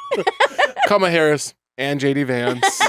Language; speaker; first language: English; native; English